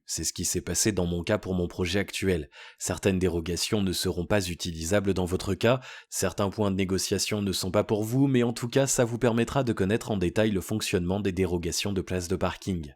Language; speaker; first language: French; native; French